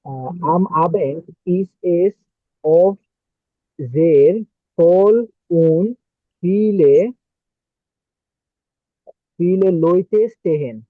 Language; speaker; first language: German; non-native, learner; Bangla